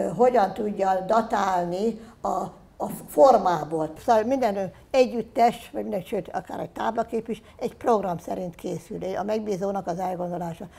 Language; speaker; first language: Hungarian; native; Hungarian